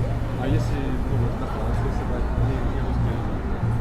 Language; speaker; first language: Russian; native; Russian